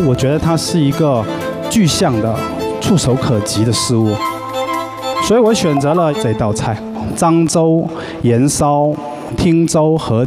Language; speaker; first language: Chinese; native; Chinese